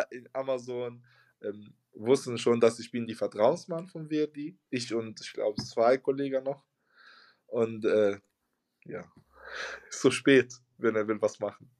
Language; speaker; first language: German; non-native, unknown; Arabic